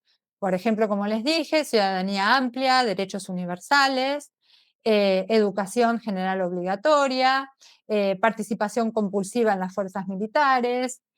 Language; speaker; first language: Spanish; native; Spanish